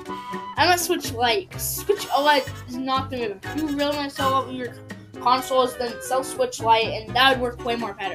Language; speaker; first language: English; native; English